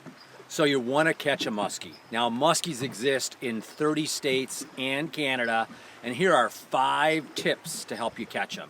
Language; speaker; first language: English; native; English